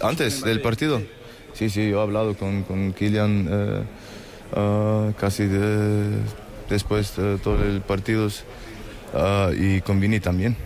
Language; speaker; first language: Spanish; non-native, learner; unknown